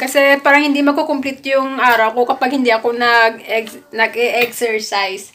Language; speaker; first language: Filipino; non-native, local second language; Hiligaynon